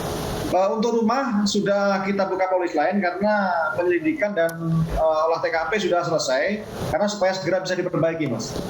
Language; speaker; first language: Indonesian; native; Indonesian